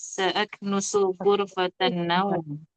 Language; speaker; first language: Arabic; non-native, learner; Indonesian